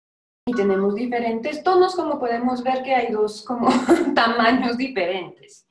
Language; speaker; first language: Spanish; non-native, fluent; French